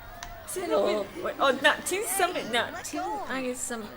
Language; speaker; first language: Welsh; non-native, local second language; English